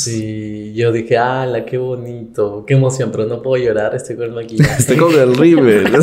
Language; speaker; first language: Spanish; native; Spanish